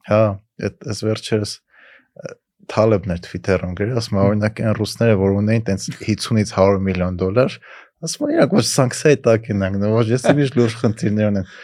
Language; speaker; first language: Armenian; native; Armenian